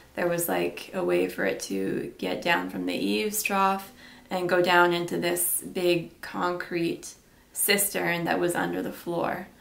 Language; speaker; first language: English; native; English